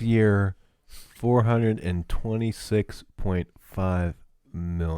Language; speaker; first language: English; native; English